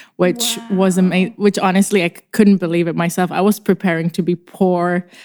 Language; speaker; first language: English; non-native, fluent; Czech